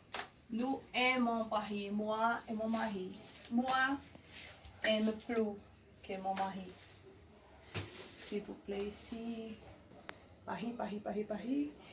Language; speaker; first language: French; non-native, learner; Portuguese